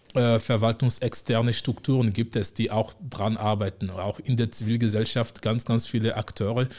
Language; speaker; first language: German; non-native, fluent; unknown